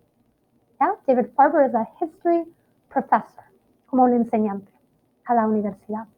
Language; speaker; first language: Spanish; non-native, fluent; Italian